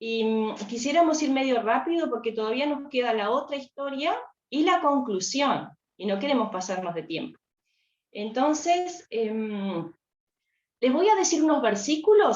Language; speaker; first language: Spanish; native; Spanish